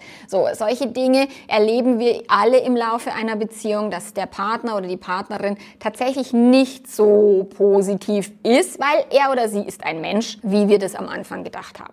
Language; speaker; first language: German; native; German